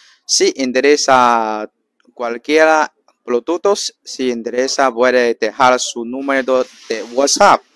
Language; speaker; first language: Spanish; non-native, learner; Chinese